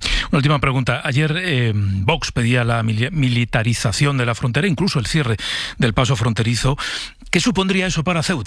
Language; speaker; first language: Spanish; native; Spanish